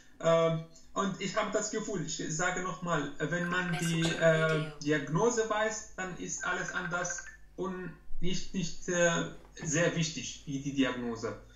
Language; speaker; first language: German; non-native, learner; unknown